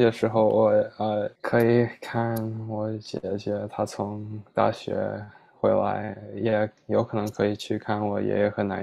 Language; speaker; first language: Chinese; early bilingual, heritage; Chinese